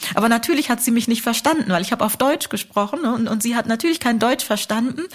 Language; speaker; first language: German; early bilingual, other home language; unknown